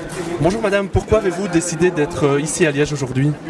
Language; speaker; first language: French; native; French